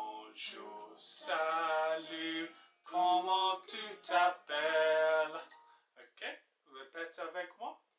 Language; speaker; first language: French; non-native, fluent; English